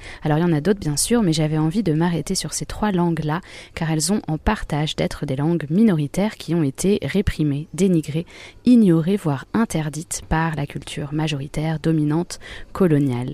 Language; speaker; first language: French; native; French